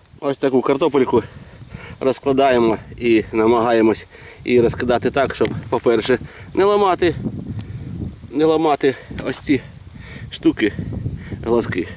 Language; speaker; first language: Ukrainian; native; Ukrainian